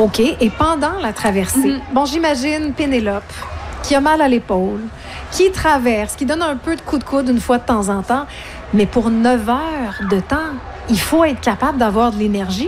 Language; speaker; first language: French; native; French